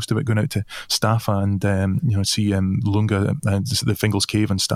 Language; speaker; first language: English; native; English